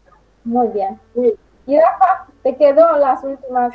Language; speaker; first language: Spanish; non-native, fluent; Romanian